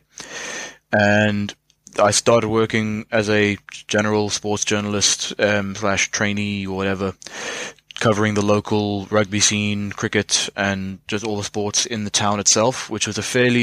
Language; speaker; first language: English; native; English